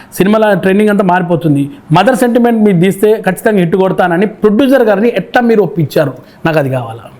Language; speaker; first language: Telugu; native; Telugu